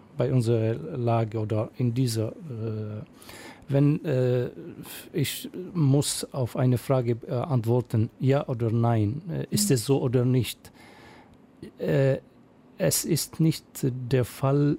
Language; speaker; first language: German; non-native, fluent; Arabic